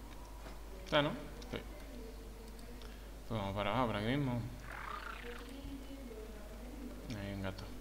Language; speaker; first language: Spanish; native; Spanish